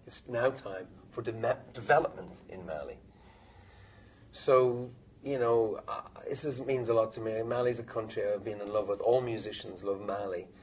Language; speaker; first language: English; native; English